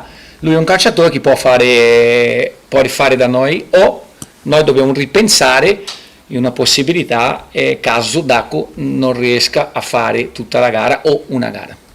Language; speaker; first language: Italian; non-native, fluent; Portuguese